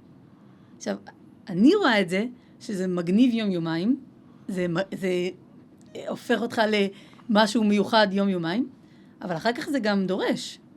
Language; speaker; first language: Hebrew; native; Hebrew